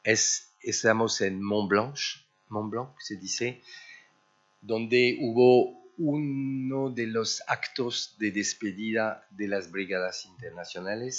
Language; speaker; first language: Spanish; early bilingual, heritage; French